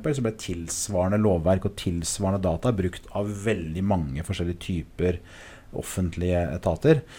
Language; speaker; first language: Norwegian; early bilingual, other home language; English